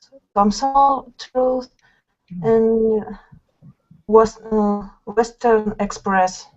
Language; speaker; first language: English; non-native, fluent; Tatar